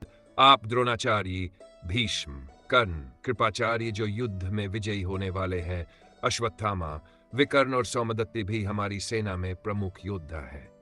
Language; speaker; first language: Hindi; native; Hindi